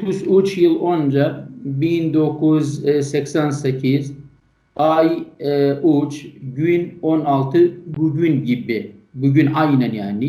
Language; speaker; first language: Turkish; non-native, learner; Kurdish